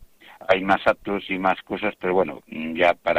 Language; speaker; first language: Spanish; native; Spanish